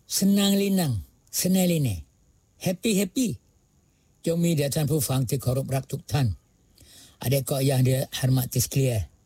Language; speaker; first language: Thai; non-native, local second language; Pattani Malay